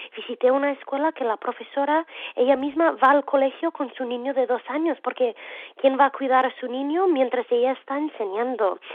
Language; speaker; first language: Spanish; non-native, fluent; English